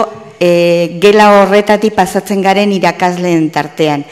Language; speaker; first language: Basque; native; Basque